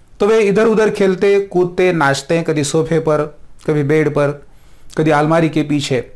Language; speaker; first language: Hindi; non-native, local second language; Marathi